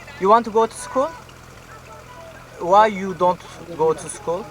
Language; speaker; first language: English; non-native, learner; Turkish